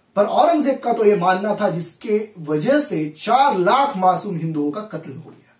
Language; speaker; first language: Hindi; non-native, local second language; Marathi